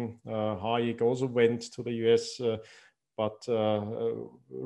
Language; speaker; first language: English; non-native, fluent; German